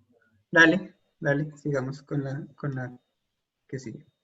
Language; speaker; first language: Spanish; native; Spanish